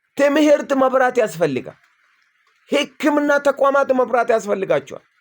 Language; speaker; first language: Amharic; non-native, local second language; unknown